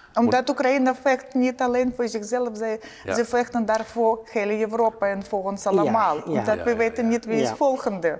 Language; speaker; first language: Dutch; non-native, learner; Ukrainian